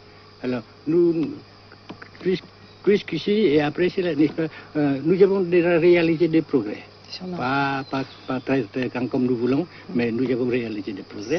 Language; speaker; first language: French; non-native, local second language; Vietnamese